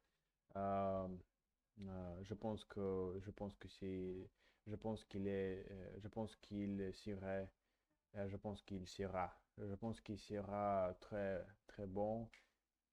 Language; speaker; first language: French; non-native, learner; English